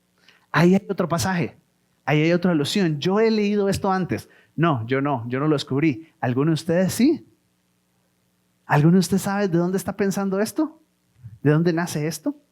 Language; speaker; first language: Spanish; native; Spanish